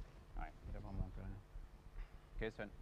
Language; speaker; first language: German; non-native, local second language; French